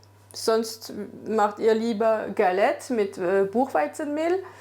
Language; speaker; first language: German; non-native, fluent; French